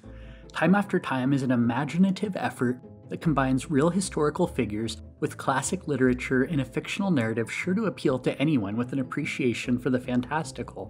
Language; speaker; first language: English; native; English